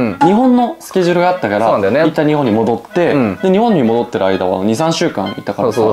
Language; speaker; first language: Japanese; non-native, fluent; Korean